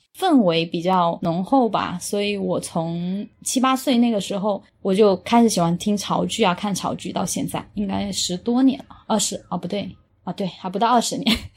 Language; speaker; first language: Chinese; non-native, local second language; Min Nan Chinese